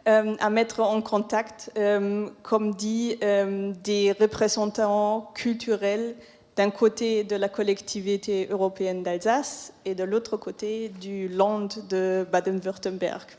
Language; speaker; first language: French; non-native, fluent; German